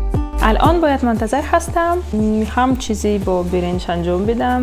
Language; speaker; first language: Persian; non-native, learner; Russian